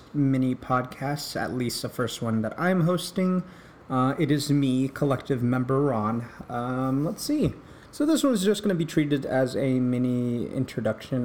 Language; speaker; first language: English; native; English